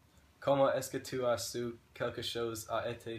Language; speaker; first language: French; non-native, learner; English